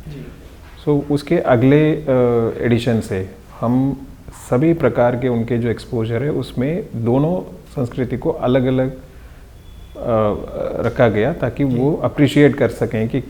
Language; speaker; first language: Hindi; non-native, local second language; Tamil